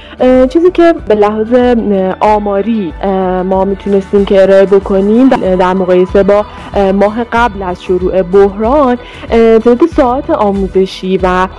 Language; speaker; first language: Persian; native; Persian